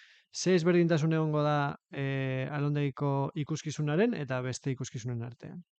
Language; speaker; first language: Basque; native; Basque